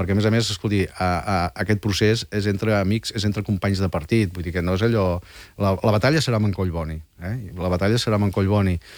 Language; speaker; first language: Catalan; native; Catalan